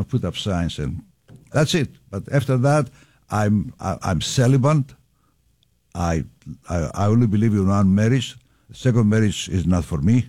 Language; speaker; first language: English; non-native, fluent; Greek